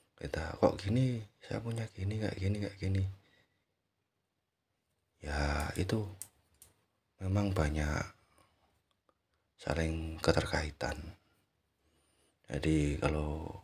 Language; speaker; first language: Indonesian; native; Indonesian